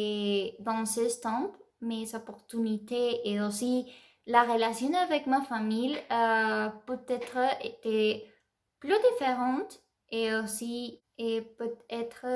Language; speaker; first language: French; non-native, learner; Spanish